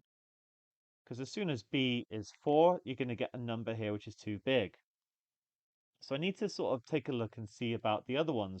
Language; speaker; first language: English; native; English